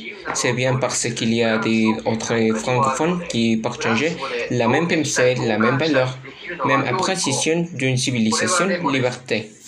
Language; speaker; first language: French; non-native, learner; Japanese